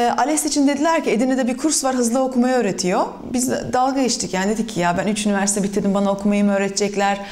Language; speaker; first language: Turkish; early bilingual, other home language; German